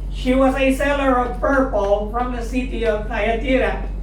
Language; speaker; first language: English; non-native, local second language; Filipino